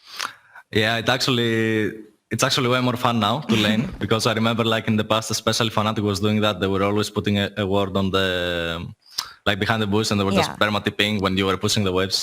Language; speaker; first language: English; non-native, fluent; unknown